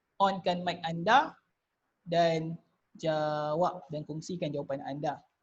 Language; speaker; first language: Malay; native; Malay